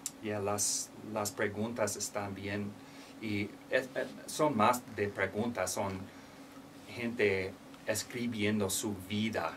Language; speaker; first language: Spanish; non-native, learner; English